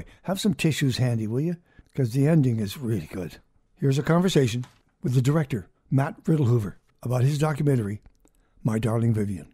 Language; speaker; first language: English; native; English